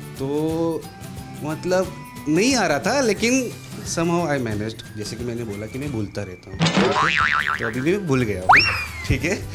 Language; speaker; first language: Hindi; non-native, local second language; Marathi